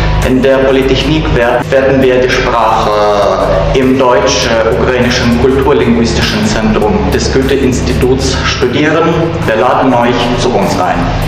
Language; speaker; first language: German; non-native, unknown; Ukrainian